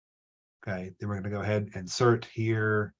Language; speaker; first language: English; native; English